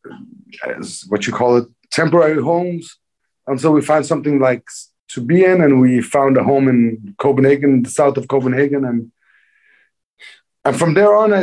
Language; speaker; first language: English; non-native, fluent; Danish